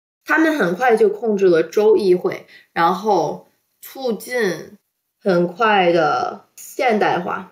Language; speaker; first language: Chinese; early bilingual, heritage; Chinese